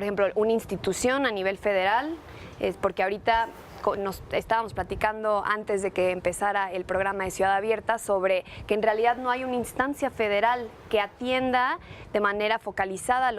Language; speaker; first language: Spanish; native; Spanish